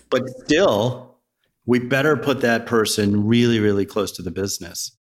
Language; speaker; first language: English; native; English